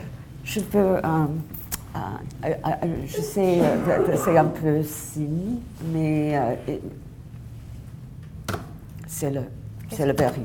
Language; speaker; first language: French; non-native, fluent; English